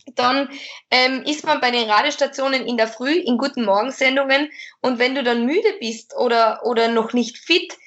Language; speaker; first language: German; native; German